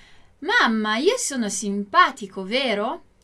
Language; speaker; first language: Italian; non-native, fluent; Portuguese